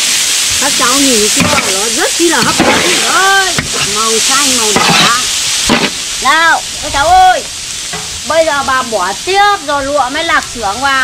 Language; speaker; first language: Vietnamese; native; Vietnamese